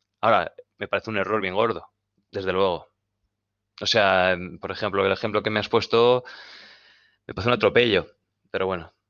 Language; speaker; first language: Spanish; native; Spanish